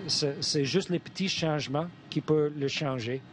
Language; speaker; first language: French; non-native, fluent; English